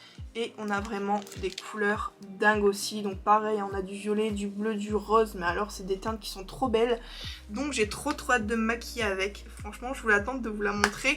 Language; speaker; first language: French; native; French